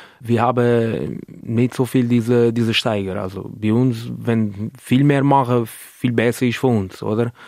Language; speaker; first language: German; non-native, learner; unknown